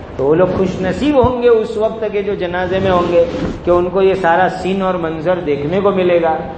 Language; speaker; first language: Urdu; non-native, local second language; Gujarati